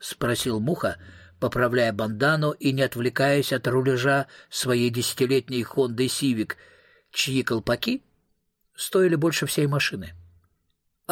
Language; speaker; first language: Russian; native; Russian